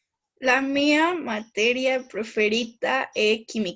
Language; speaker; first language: Italian; non-native, learner; Spanish